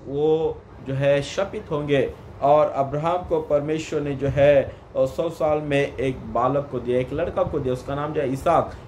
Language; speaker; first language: Hindi; non-native, local second language; Kannada